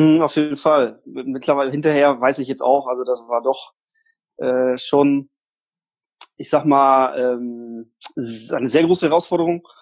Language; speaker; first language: German; early bilingual, other home language; Polish